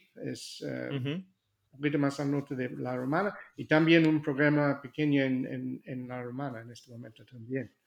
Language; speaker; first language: Spanish; non-native, learner; English